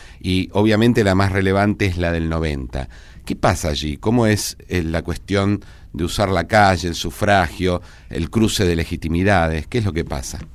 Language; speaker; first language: Spanish; native; Spanish